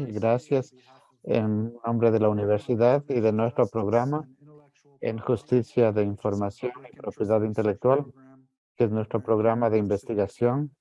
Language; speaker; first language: Spanish; non-native, fluent; English